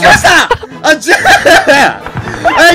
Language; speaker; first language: Japanese; native; Japanese